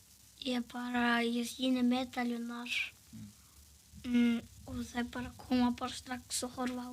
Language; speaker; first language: Icelandic; early bilingual, other home language; Portuguese